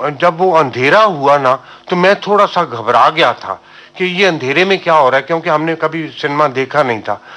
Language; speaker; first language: Urdu; non-native, local second language; Punjabi